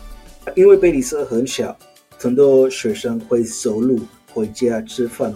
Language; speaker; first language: Chinese; non-native, fluent; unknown